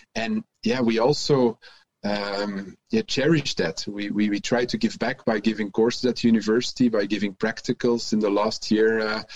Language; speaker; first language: English; non-native, fluent; Dutch